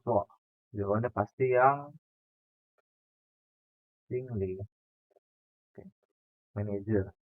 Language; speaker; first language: Chinese; non-native, fluent; Indonesian